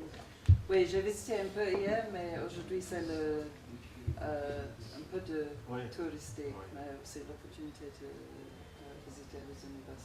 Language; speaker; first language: French; non-native, fluent; English